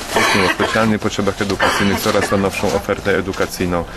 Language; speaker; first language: Polish; native; Polish